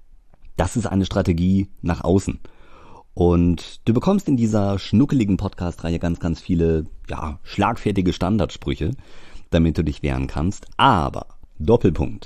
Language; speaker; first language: German; native; German